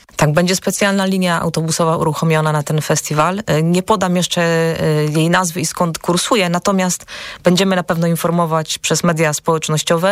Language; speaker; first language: Polish; native; Polish